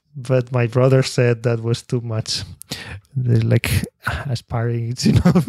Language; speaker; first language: English; non-native, fluent; Spanish